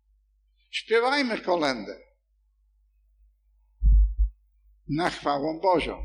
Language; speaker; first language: Polish; non-native, fluent; English